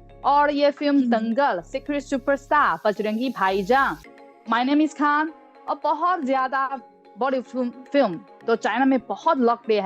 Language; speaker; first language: Hindi; non-native, fluent; Chinese